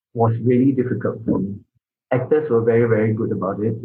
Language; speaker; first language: English; non-native, local second language; Min Nan Chinese